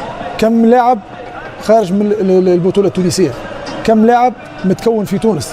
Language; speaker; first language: Arabic; native; Arabic